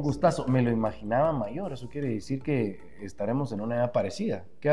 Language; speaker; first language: Spanish; native; Spanish